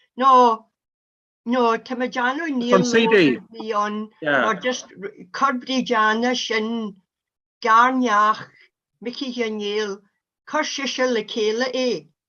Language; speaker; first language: Irish; non-native, local second language; English